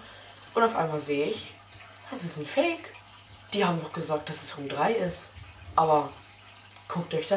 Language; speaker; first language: German; native; German